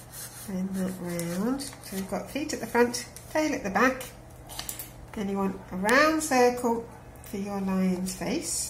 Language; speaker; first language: English; native; English